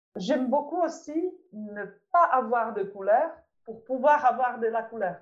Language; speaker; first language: French; non-native, fluent; Czech